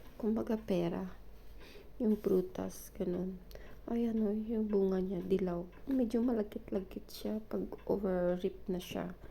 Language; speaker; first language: Filipino; non-native, local second language; Cebuano